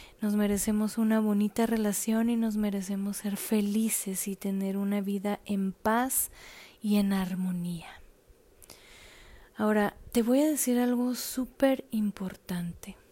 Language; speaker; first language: Spanish; native; Spanish